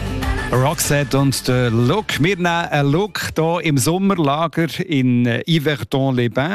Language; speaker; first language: German; native; German